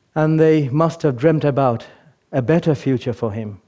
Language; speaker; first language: English; native; English